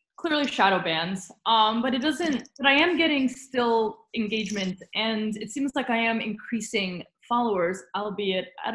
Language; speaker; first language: English; early bilingual, other home language; Romanian